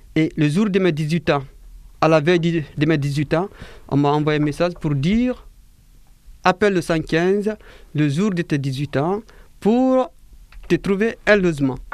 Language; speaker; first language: French; non-native, fluent; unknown